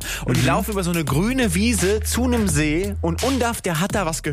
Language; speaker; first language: German; native; German